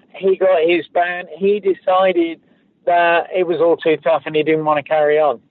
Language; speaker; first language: English; native; English